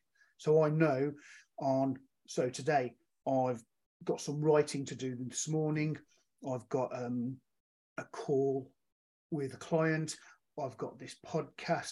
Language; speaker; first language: English; native; English